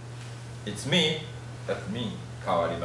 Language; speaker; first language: English; non-native, fluent; Japanese